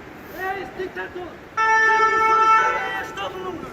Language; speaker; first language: German; non-native, learner; Tajik